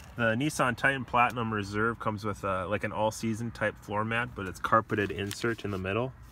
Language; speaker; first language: English; native; English